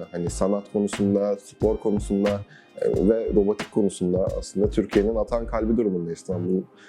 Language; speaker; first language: Turkish; native; Turkish